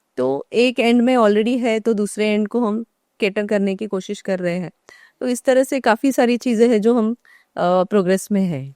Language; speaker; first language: Hindi; non-native, local second language; Marathi